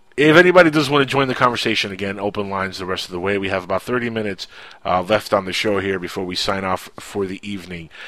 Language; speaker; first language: English; non-native, fluent; Spanish